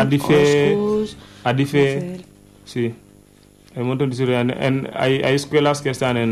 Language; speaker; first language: Spanish; non-native, learner; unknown